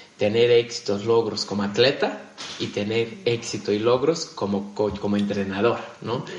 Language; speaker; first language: Spanish; non-native, fluent; Portuguese